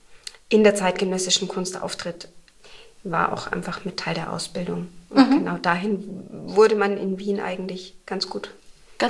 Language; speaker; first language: German; native; German